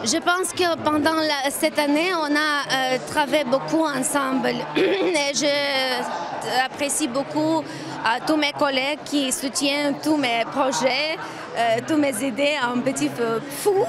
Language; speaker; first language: French; non-native, learner; Ukrainian